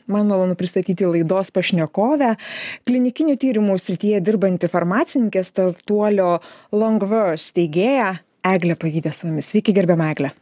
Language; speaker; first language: Lithuanian; native; Lithuanian